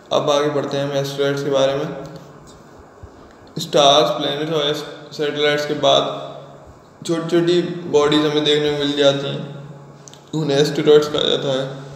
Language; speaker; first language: Hindi; native; Hindi